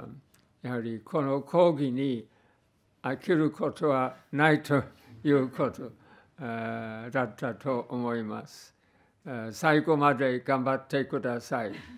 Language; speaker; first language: Japanese; non-native, fluent; English